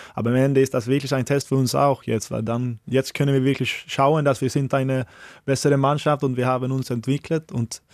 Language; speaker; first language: German; non-native, fluent; Swedish